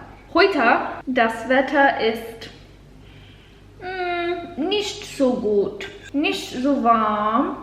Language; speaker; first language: German; non-native, learner; English